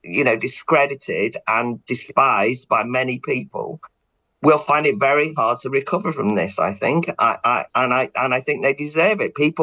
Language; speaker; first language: English; native; English